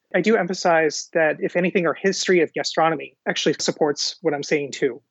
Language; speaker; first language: English; early bilingual, other home language; Hindi